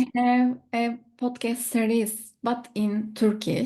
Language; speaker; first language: English; non-native, learner; Turkish